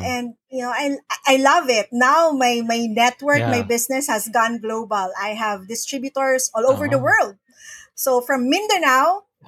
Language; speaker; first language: English; non-native, local second language; Filipino